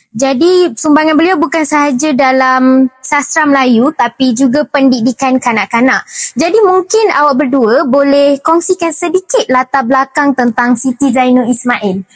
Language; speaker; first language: Malay; non-native, local second language; Tamil